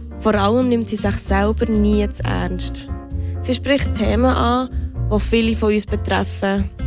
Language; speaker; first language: German; native; German